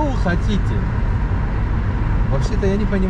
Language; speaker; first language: Russian; non-native, learner; Turkish